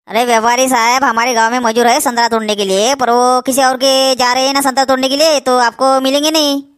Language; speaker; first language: Hindi; non-native, local second language; Marathi